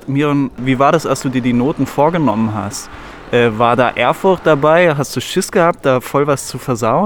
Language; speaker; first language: German; native; German